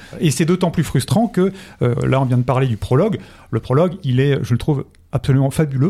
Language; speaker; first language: French; native; French